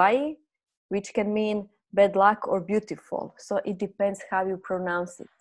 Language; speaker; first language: English; non-native, fluent; Croatian